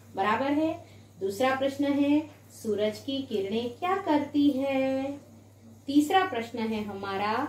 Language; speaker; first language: Hindi; non-native, local second language; Gujarati